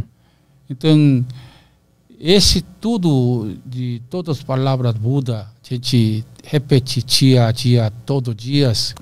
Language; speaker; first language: Portuguese; non-native, learner; Korean